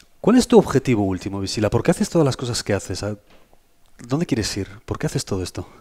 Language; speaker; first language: Spanish; native; Spanish